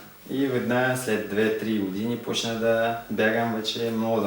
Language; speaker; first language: Bulgarian; non-native, learner; Russian